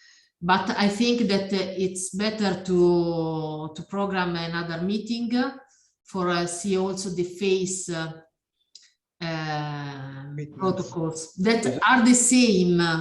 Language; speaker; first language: English; non-native, learner; Italian